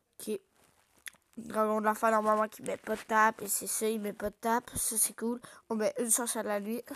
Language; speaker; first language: French; native; French